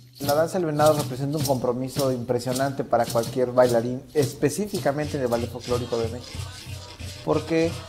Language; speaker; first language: Spanish; native; Spanish